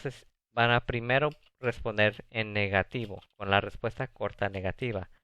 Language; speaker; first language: Spanish; early bilingual, other home language; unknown